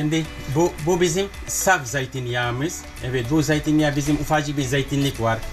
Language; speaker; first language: Turkish; non-native, learner; English